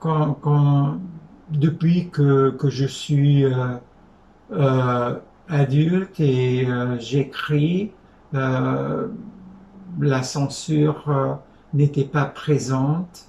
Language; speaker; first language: French; non-native, fluent; Hungarian